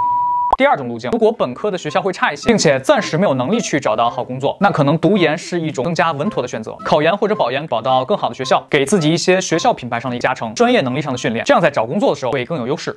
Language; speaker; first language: Chinese; native; Chinese